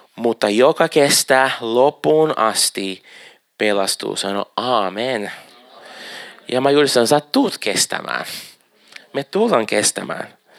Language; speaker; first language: Finnish; non-native, fluent; Portuguese